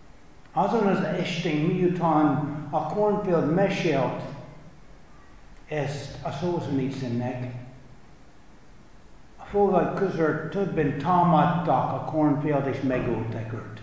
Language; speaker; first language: Hungarian; non-native, fluent; English